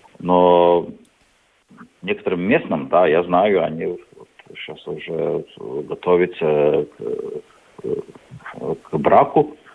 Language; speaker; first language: Russian; non-native, local second language; Latvian